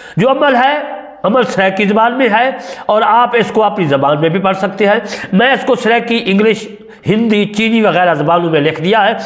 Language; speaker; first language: Urdu; non-native, local second language; Saraiki